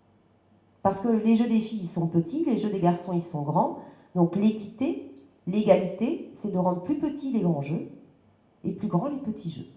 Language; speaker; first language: French; native; French